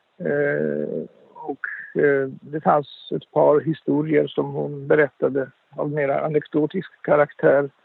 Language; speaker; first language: Swedish; non-native, fluent; Polish